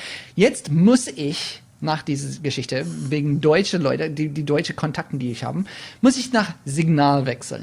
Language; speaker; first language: German; non-native, fluent; English